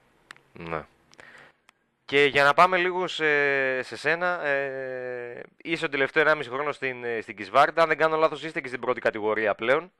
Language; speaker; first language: Greek; native; Greek